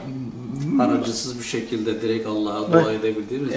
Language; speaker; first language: Turkish; native; Turkish